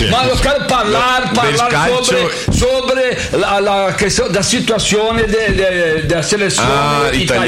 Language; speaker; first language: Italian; non-native, learner; Portuguese